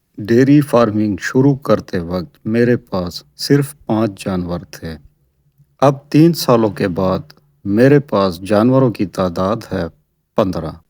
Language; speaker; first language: Urdu; non-native, local second language; Saraiki